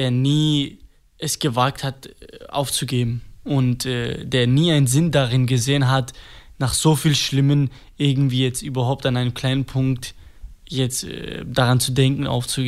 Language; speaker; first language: German; non-native, fluent; Kurdish